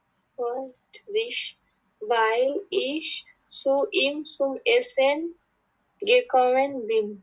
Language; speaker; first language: German; non-native, learner; Bangla